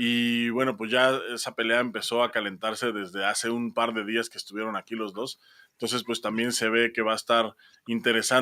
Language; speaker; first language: Spanish; native; Spanish